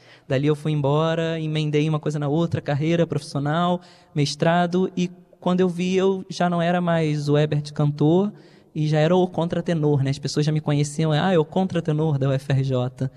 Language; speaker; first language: Portuguese; native; Portuguese